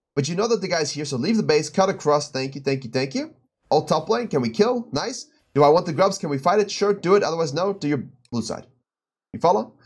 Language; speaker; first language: English; native; English